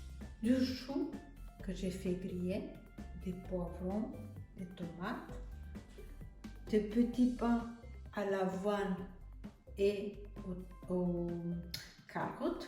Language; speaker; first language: French; non-native, fluent; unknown